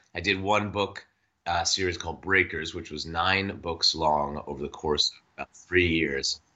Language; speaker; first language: English; native; English